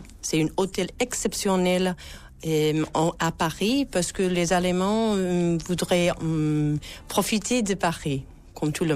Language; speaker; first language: French; non-native, learner; English